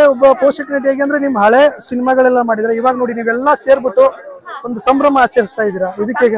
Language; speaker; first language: Kannada; native; Kannada